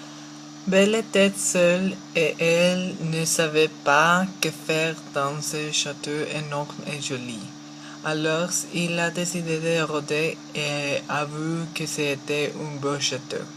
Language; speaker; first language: French; non-native, learner; Spanish